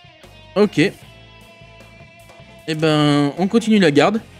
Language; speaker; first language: French; native; French